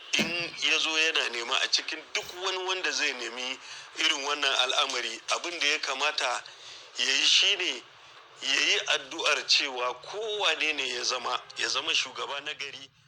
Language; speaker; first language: Hausa; native; Hausa